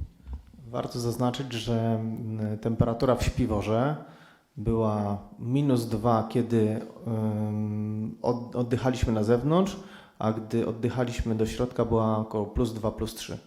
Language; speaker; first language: Polish; native; Polish